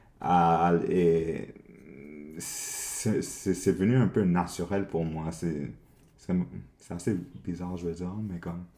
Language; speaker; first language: French; early bilingual, other home language; English